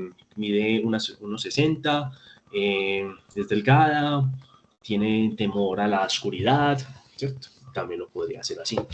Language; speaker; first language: Spanish; native; Spanish